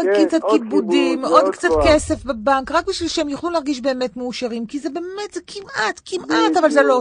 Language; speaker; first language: Hebrew; native; Hebrew